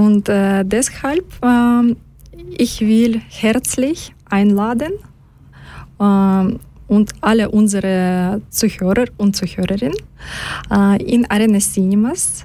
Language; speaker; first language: German; non-native, learner; Ukrainian